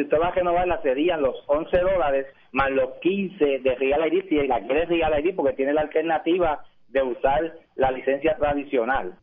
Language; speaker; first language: Spanish; native; Spanish